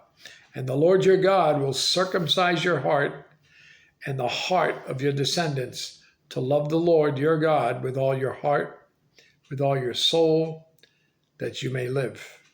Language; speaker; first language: English; native; English